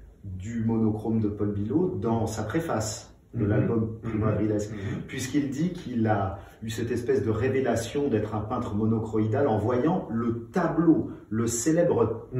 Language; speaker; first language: French; native; French